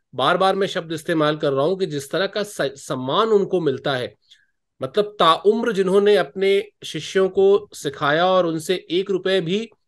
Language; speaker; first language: Hindi; native; Hindi